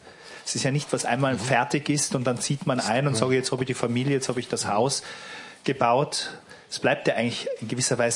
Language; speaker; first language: German; native; German